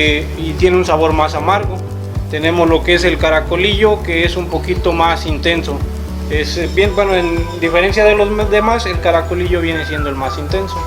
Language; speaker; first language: Spanish; native; Spanish